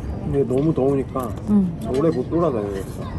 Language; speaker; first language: Korean; native; Korean